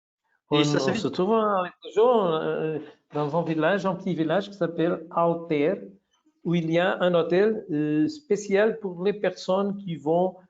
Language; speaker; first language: French; non-native, fluent; Portuguese